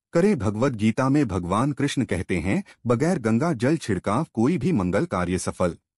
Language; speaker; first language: Hindi; native; Hindi